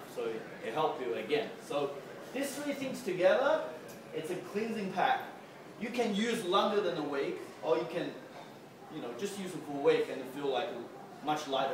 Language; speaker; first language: English; non-native, fluent; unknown